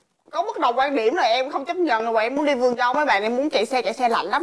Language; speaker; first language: Vietnamese; native; Vietnamese